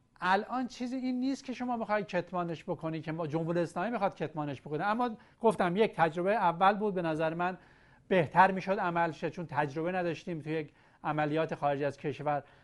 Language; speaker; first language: Persian; native; Persian